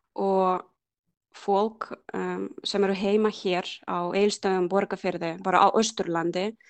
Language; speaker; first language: Icelandic; non-native, learner; Ukrainian